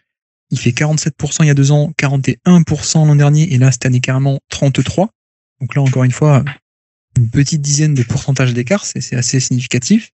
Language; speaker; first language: French; native; French